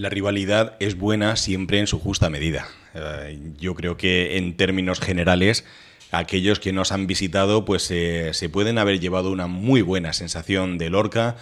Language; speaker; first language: Spanish; native; Spanish